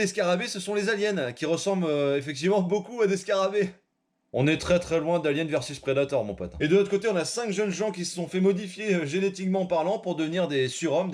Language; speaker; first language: French; native; French